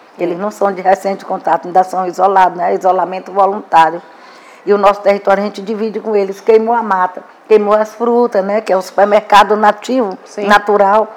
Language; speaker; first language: Portuguese; non-native, local second language; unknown